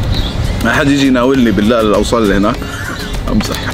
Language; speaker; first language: Arabic; native; Arabic